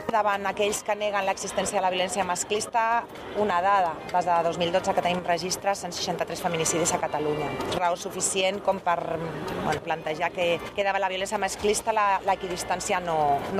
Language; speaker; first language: Catalan; native; Catalan